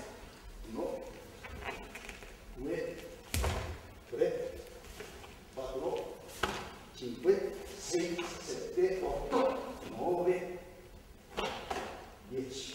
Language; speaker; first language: Italian; non-native, learner; Japanese